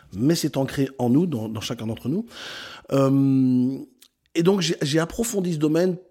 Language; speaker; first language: French; native; French